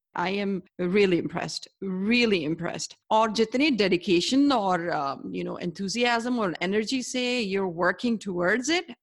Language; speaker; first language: English; non-native, local second language; Hindi